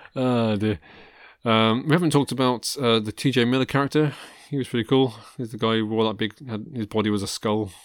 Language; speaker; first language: English; native; English